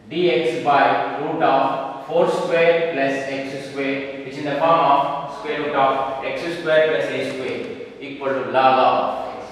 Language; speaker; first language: English; non-native, local second language; Kannada